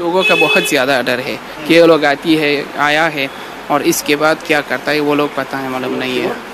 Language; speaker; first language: Hindi; non-native, learner; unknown